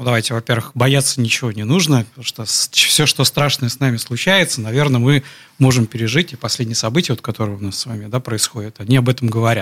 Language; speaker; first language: Russian; native; Russian